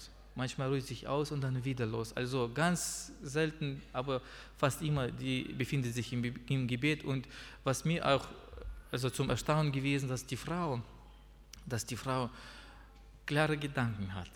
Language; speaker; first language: German; non-native, learner; Russian